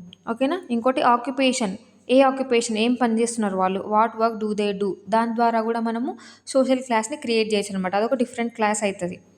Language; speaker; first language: Telugu; native; Telugu